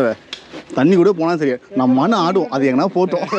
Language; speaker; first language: Tamil; native; Tamil